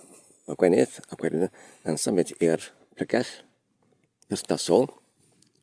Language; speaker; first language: Welsh; non-native, learner; Polish